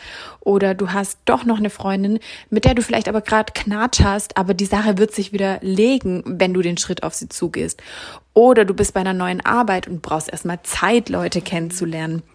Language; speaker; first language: German; native; German